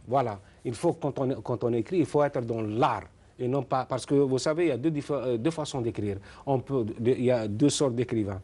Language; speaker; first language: French; non-native, local second language; Arabic